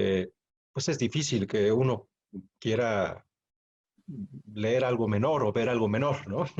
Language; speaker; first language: Spanish; native; Spanish